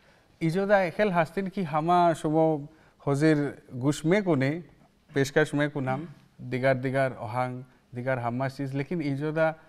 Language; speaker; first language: Persian; non-native, learner; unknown